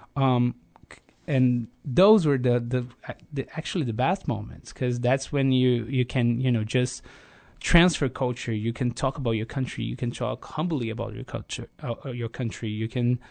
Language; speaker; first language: English; non-native, fluent; Portuguese